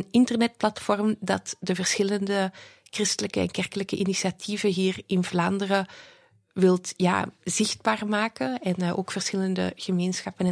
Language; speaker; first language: Dutch; native; Dutch